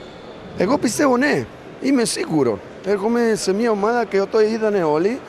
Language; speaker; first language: Greek; non-native, learner; Spanish